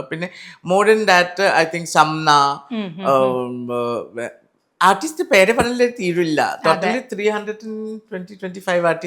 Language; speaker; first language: Malayalam; non-native, learner; Assamese